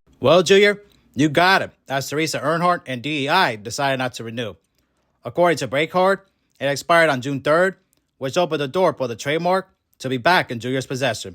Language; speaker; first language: English; native; English